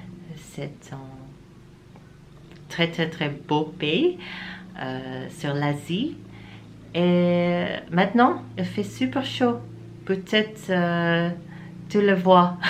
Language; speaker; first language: French; non-native, learner; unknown